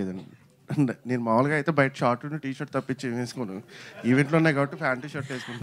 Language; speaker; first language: Telugu; native; Telugu